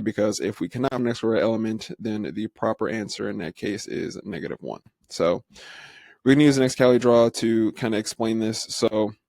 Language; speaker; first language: English; native; English